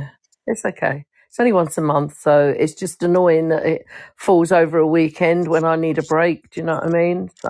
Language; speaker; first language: English; native; English